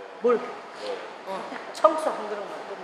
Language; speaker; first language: Korean; native; Korean